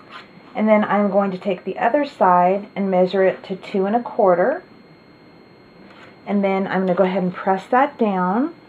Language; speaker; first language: English; native; English